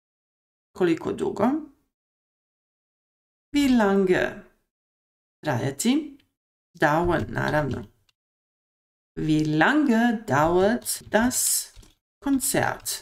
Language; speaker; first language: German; non-native, fluent; Bosnian